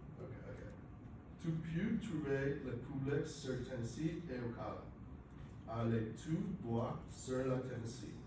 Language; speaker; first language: French; non-native, learner; English